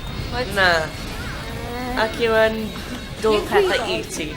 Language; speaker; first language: Welsh; non-native, local second language; English